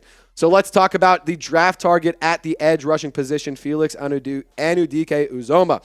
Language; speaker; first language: English; native; English